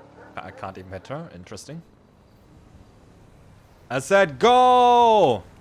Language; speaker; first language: English; non-native, fluent; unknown